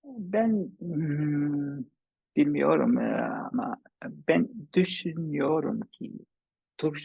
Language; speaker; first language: Turkish; non-native, learner; English